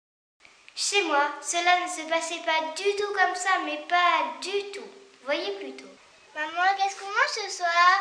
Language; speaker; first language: French; native; French